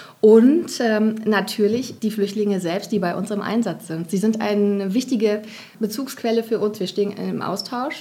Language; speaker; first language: German; native; German